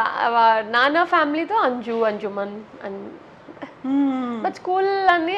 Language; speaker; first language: Telugu; non-native, local second language; Tamil